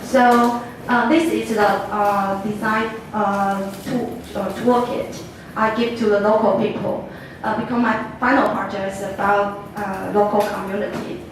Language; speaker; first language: English; non-native, fluent; Chinese